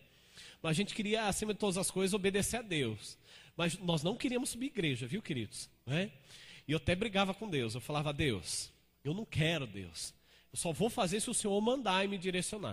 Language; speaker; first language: Portuguese; native; Portuguese